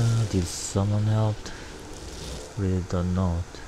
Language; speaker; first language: English; non-native, learner; Korean